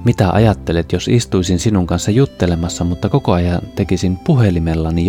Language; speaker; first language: Finnish; native; Finnish